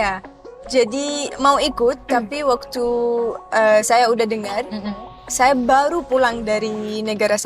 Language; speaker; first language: Indonesian; non-native, fluent; Arabic